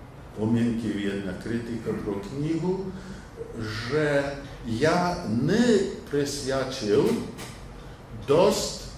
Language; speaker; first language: Polish; non-native, learner; English